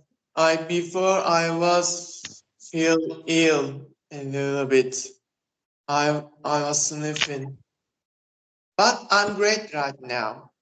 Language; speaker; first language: English; non-native, learner; Turkish